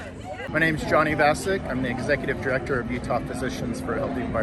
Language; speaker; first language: English; native; English